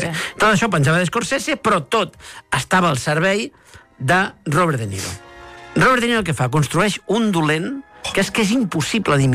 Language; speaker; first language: Catalan; native; Catalan